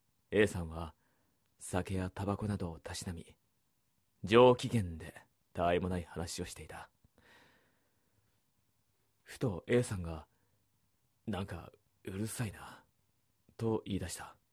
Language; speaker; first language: Japanese; native; Japanese